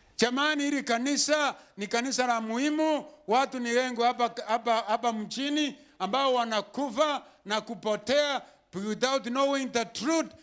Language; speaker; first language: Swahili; non-native, local second language; Gusii